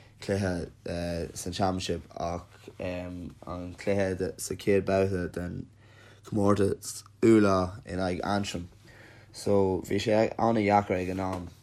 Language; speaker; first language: Irish; non-native, local second language; English